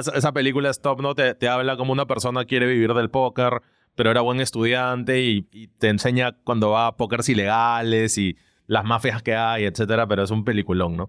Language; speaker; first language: Spanish; native; Spanish